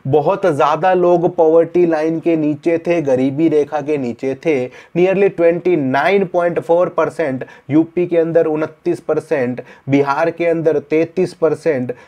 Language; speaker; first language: Hindi; native; Hindi